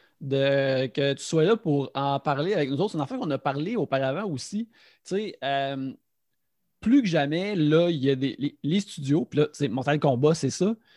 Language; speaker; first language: French; native; French